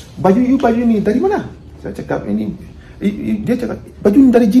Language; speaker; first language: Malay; non-native, learner; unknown